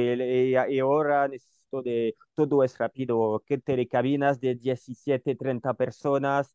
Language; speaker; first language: Spanish; non-native, learner; French